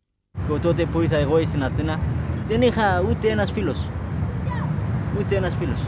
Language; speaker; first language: Greek; non-native, learner; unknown